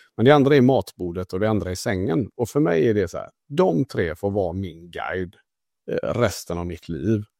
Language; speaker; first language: Swedish; early bilingual, other home language; Italian